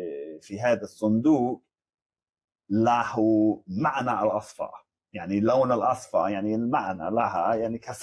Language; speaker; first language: Arabic; non-native, fluent; English